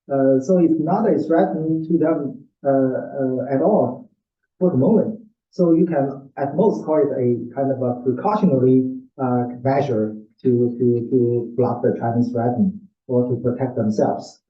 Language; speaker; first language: English; non-native, fluent; Chinese